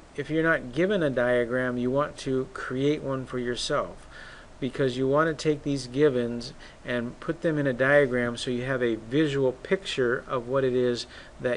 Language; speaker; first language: English; native; English